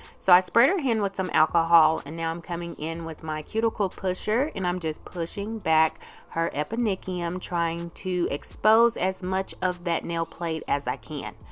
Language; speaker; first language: English; native; English